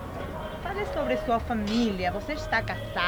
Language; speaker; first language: Portuguese; non-native, fluent; Spanish